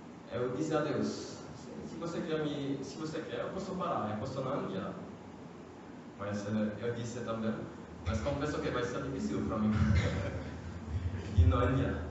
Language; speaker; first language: Portuguese; non-native, fluent; French